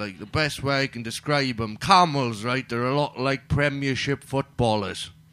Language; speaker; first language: English; native; English